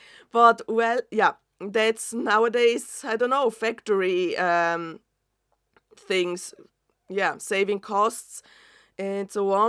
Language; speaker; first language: English; non-native, fluent; German